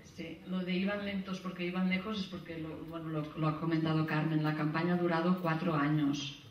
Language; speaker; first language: Spanish; non-native, local second language; Catalan